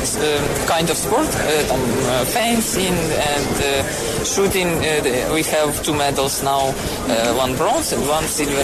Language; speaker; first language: English; non-native, learner; Ukrainian